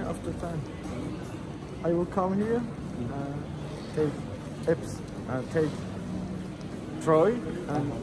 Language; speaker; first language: English; non-native, learner; Turkish